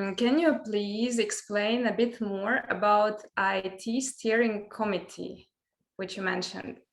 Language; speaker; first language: English; non-native, fluent; Latvian